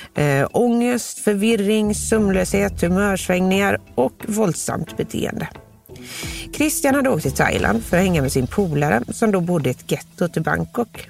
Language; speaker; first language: Swedish; native; Swedish